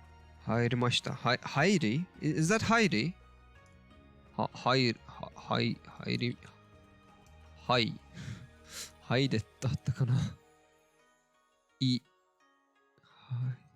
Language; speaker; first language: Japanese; non-native, learner; Turkish